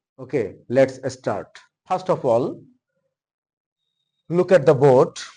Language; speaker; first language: English; non-native, local second language; Bangla